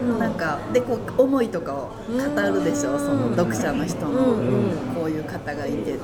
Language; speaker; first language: Japanese; native; Japanese